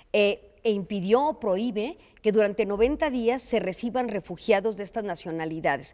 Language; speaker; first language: Spanish; native; Spanish